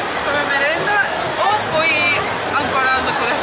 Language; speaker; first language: Italian; non-native, learner; Turkish